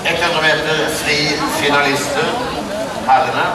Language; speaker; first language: Norwegian; native; Norwegian